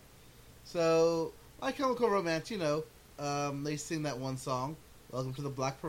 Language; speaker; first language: English; native; English